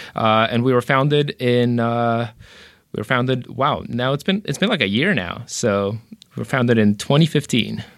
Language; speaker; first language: English; early bilingual, other home language; Romanian